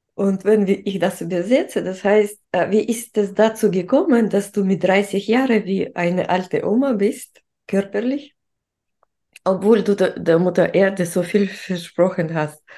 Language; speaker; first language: German; non-native, fluent; Russian